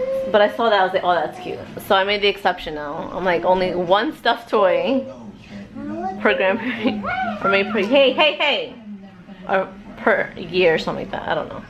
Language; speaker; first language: English; early bilingual, other home language; Spanish